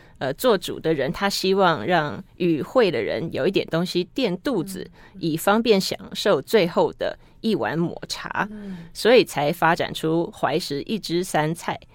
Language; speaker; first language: Chinese; native; Chinese